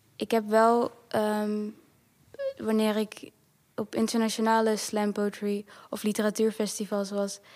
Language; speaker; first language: Dutch; early bilingual, other home language; Kinyarwanda